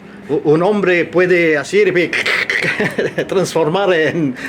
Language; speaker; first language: Spanish; non-native, learner; French